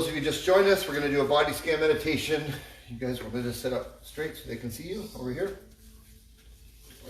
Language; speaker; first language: English; native; English